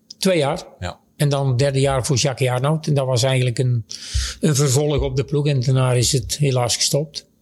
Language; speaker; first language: Dutch; native; Dutch